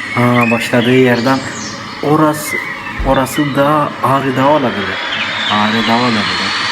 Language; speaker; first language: Turkish; non-native, fluent; Arabic